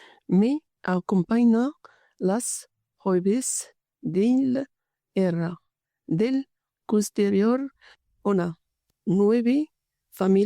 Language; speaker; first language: Spanish; non-native, learner; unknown